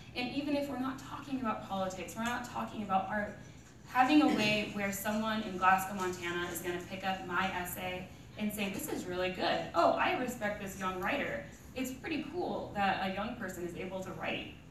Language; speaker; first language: English; native; English